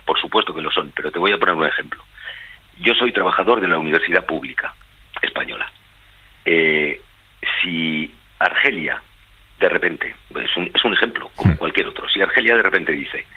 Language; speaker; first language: Spanish; native; Spanish